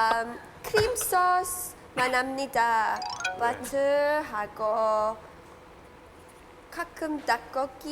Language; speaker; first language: Korean; non-native, learner; Polish